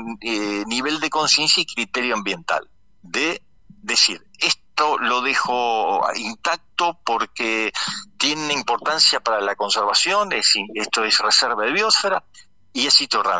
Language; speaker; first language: Spanish; native; Spanish